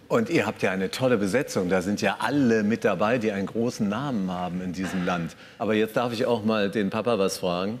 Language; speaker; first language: German; native; German